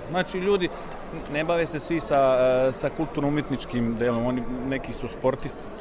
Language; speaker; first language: Serbian; early bilingual, heritage; Serbian